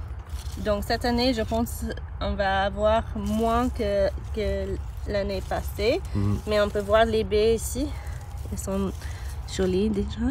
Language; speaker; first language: French; non-native, learner; English